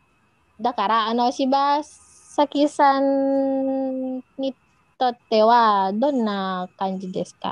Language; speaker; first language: Japanese; non-native, learner; Indonesian